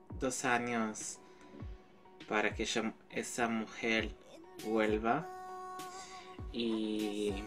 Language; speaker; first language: Spanish; non-native, fluent; Portuguese